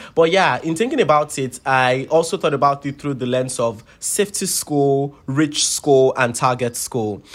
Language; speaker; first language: English; non-native, local second language; Yoruba